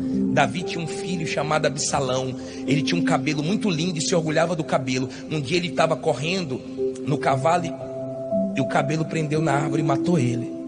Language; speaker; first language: Portuguese; native; Portuguese